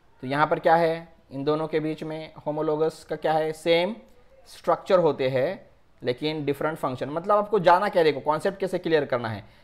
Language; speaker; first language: Hindi; non-native, local second language; Marathi